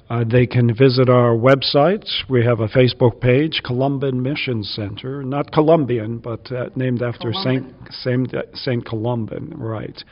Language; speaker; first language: English; native; English